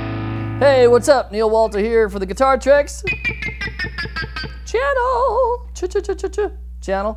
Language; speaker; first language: English; native; English